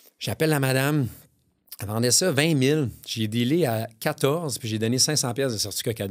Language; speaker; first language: French; native; French